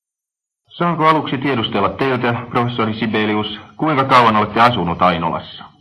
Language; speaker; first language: Finnish; native; Finnish